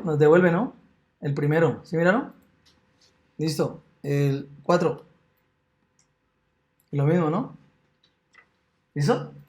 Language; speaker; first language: Spanish; native; Spanish